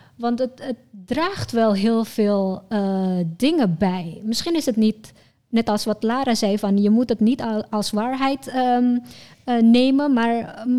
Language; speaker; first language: Dutch; non-native, fluent; Indonesian